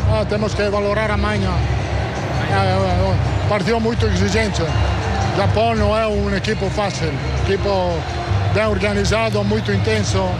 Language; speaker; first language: Portuguese; non-native, learner; Italian